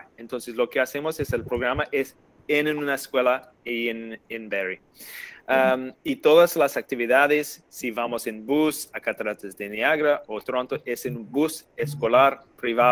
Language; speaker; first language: Spanish; non-native, fluent; English